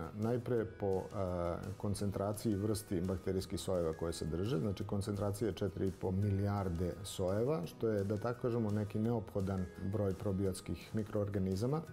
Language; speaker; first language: Serbian; native; Serbian